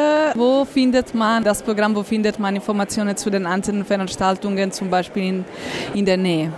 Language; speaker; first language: German; native; German